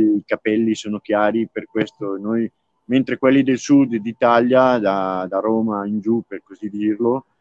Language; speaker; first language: Italian; native; Italian